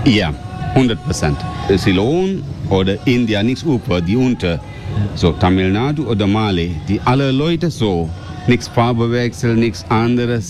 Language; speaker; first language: German; non-native, learner; Sinhala